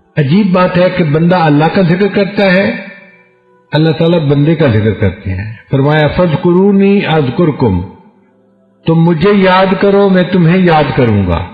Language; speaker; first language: Urdu; non-native, local second language; Punjabi